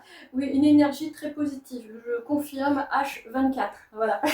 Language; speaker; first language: French; native; French